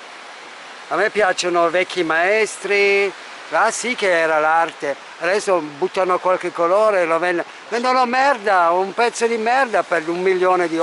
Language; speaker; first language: Italian; non-native, fluent; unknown